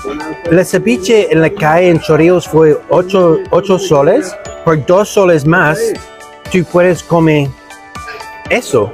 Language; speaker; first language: Spanish; non-native, learner; English